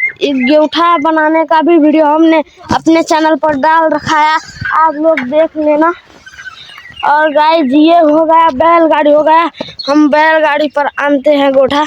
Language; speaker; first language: Hindi; non-native, local second language; Maithili